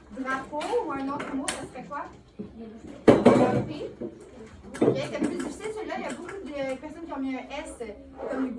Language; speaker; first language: French; native; French